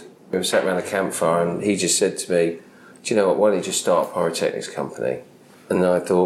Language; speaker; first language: English; native; English